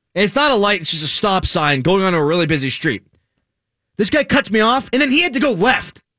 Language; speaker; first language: English; native; English